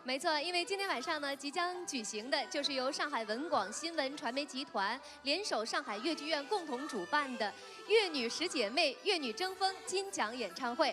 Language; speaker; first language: Chinese; native; Chinese